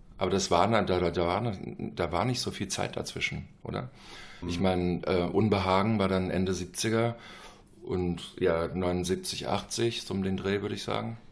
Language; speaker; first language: German; non-native, fluent; English